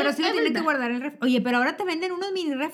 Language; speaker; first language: Spanish; native; Spanish